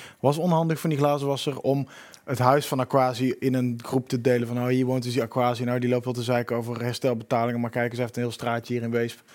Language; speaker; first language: Dutch; native; Dutch